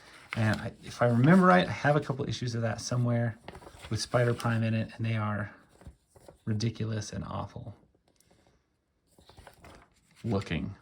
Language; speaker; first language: English; native; English